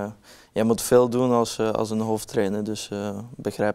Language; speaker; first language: Dutch; non-native, learner; Norwegian